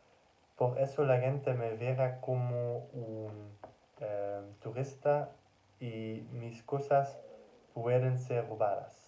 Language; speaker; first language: Spanish; non-native, learner; Dutch